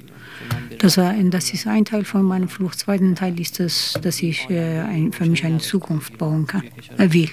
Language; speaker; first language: German; non-native, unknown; Persian